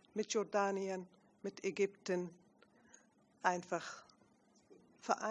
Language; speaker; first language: German; non-native, fluent; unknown